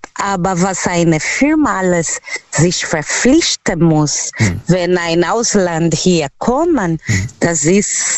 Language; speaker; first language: German; non-native, learner; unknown